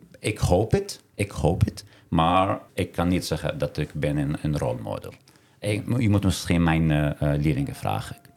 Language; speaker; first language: Dutch; non-native, learner; Arabic